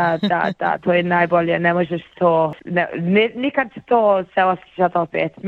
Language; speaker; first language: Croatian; early bilingual, heritage; Bosnian